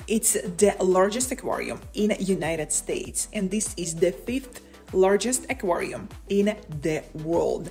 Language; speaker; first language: English; non-native, fluent; Hebrew